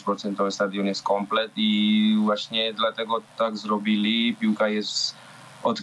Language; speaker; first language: Polish; non-native, learner; Georgian